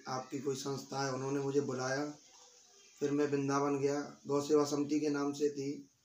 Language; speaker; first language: Hindi; native; Hindi